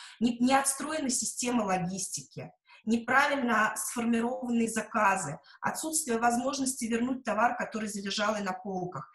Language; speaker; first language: Russian; native; Russian